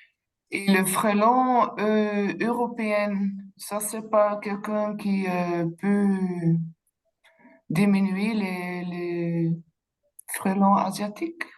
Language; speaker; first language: French; non-native, local second language; Dutch